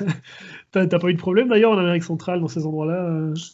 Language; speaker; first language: French; native; French